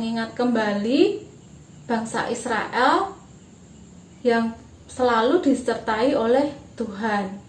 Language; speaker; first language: Indonesian; native; Indonesian